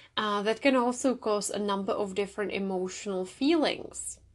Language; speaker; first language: English; non-native, fluent; Czech